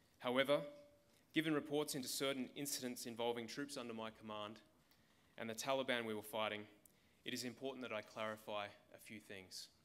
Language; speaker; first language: English; native; English